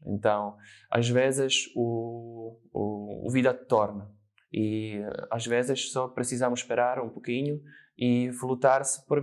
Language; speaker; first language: Portuguese; non-native, fluent; Slovak